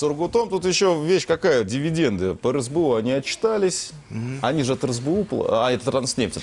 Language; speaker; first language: Russian; native; Russian